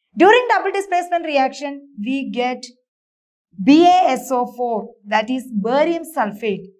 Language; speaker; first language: English; non-native, local second language; Malayalam